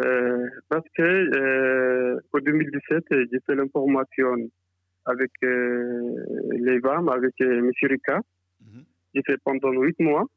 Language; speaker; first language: French; non-native, learner; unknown